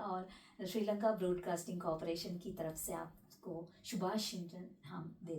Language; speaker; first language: Hindi; non-native, fluent; Sinhala